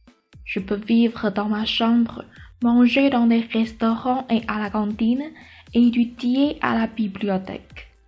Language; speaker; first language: French; non-native, learner; Chinese